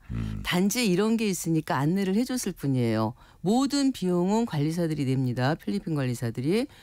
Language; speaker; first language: Korean; native; Korean